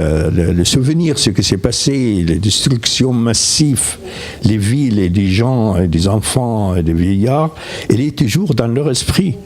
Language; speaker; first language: French; non-native, fluent; Arabic